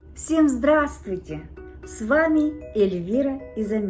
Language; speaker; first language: Russian; non-native, local second language; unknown